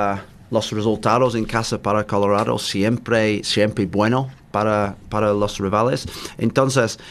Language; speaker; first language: Spanish; non-native, learner; English